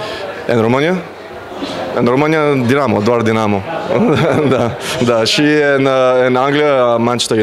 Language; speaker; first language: Romanian; non-native, learner; Bulgarian